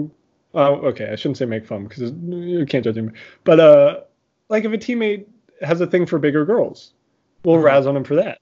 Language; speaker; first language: English; native; English